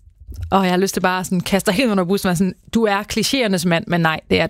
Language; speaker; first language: Danish; native; Danish